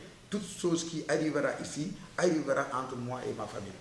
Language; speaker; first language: French; non-native, local second language; Wolof